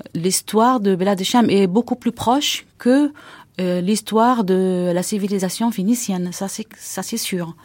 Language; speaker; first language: French; non-native, fluent; Arabic